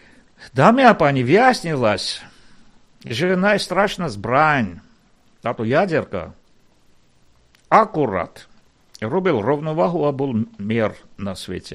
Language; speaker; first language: Slovak; non-native, fluent; Armenian